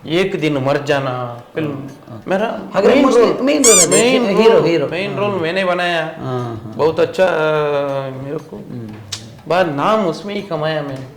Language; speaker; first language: Hindi; non-native, local second language; Kannada